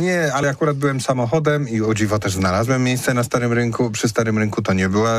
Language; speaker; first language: Polish; native; Polish